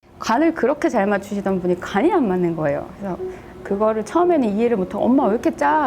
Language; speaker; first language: Korean; native; Korean